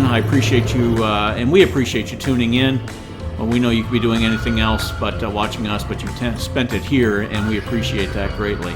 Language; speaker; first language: English; native; English